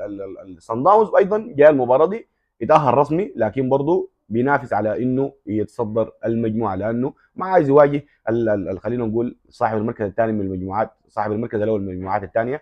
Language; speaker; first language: Arabic; native; Arabic